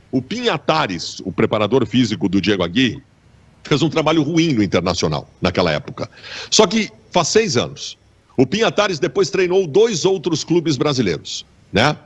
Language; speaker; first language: Portuguese; native; Portuguese